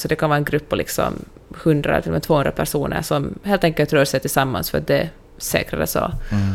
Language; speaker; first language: Swedish; native; Swedish